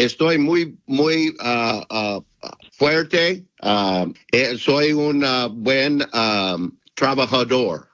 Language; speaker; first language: Spanish; non-native, learner; English